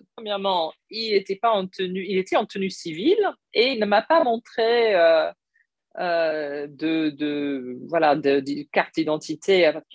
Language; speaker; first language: French; non-native, fluent; English